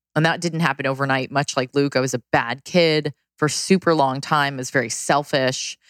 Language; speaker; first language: English; native; English